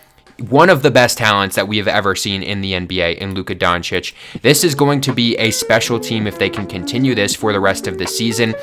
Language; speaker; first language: English; native; English